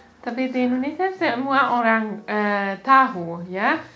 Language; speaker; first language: Indonesian; non-native, learner; German